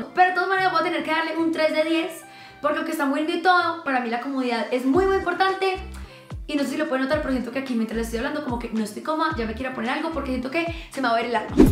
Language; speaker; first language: Spanish; native; Spanish